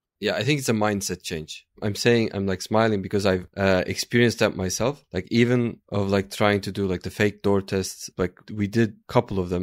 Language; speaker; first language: English; non-native, fluent; Turkish